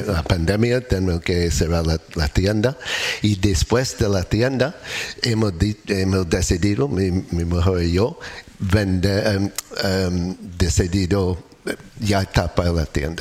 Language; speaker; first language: Spanish; non-native, learner; English